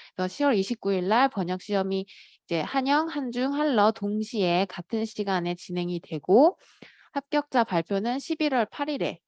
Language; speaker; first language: Korean; native; Korean